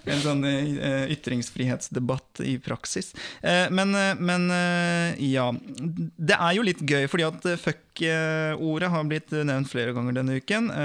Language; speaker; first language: Norwegian; native; Norwegian